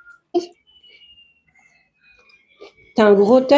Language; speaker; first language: French; native; French